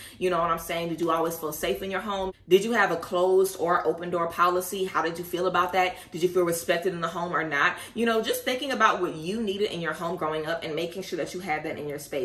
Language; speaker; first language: English; native; English